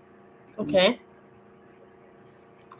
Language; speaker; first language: German; non-native, learner; Romanian